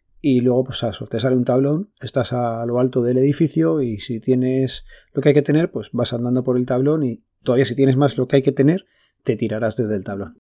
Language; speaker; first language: Spanish; native; Spanish